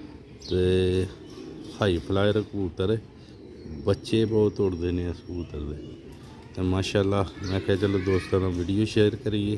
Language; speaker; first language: Hindi; non-native, local second language; Punjabi